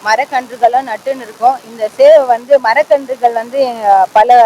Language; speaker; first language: Tamil; non-native, local second language; Telugu